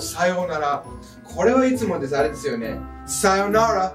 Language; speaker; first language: Japanese; non-native, fluent; English